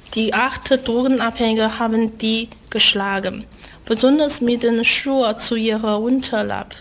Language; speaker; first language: German; non-native, fluent; Chinese